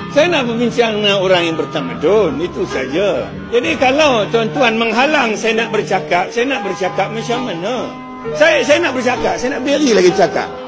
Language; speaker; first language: Malay; non-native, local second language; Chinese